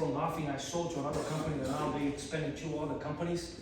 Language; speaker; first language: English; non-native, fluent; Portuguese